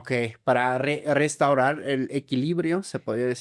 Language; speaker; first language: Spanish; native; Spanish